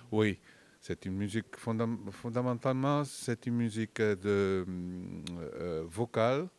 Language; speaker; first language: French; non-native, fluent; Portuguese